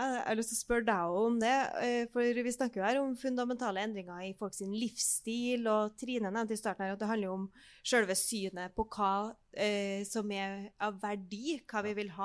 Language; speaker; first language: Norwegian; native; Norwegian